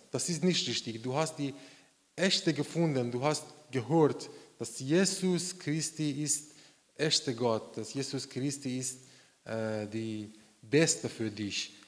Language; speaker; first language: German; non-native, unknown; Persian